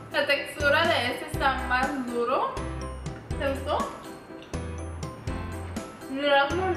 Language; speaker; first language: Spanish; early bilingual, other home language; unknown